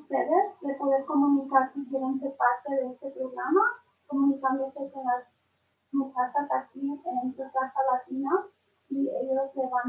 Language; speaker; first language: Spanish; early bilingual, other home language; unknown